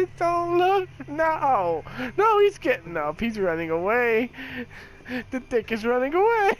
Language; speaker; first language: English; native; English